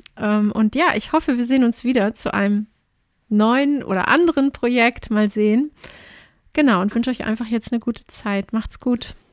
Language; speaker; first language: German; native; German